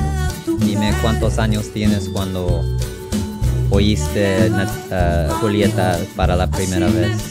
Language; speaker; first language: Spanish; non-native, learner; English